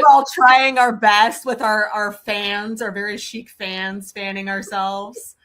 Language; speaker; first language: English; native; English